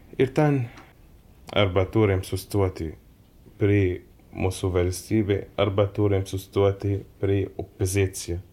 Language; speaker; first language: Lithuanian; non-native, learner; Arabic